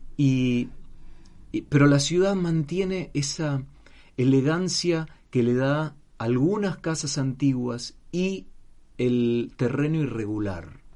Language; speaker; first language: Spanish; native; Spanish